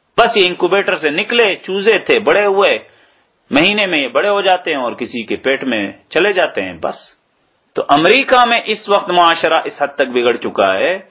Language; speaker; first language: Urdu; native; Urdu